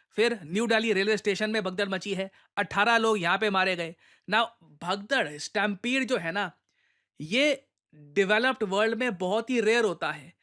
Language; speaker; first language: Hindi; native; Hindi